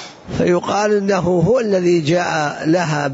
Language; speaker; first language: Arabic; native; Arabic